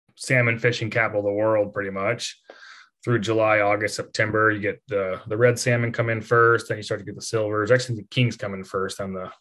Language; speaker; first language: English; native; English